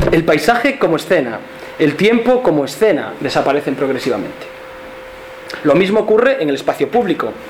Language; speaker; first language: Spanish; non-native, local second language; Galician